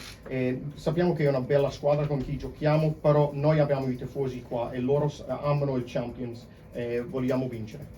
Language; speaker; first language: Italian; non-native, fluent; English